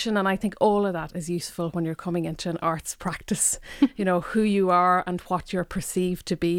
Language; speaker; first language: English; non-native, local second language; Irish